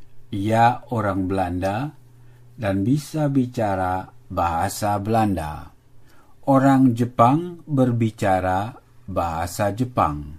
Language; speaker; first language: Indonesian; non-native, fluent; Dutch